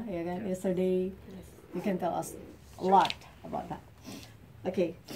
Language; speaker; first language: English; non-native, learner; Indonesian